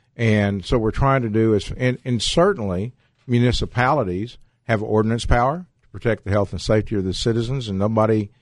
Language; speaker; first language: English; native; English